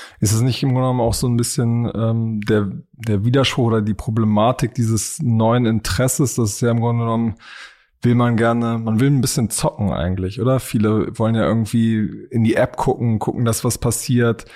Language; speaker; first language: German; native; German